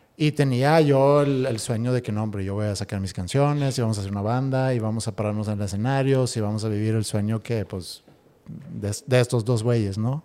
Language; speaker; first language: Spanish; non-native, fluent; Swedish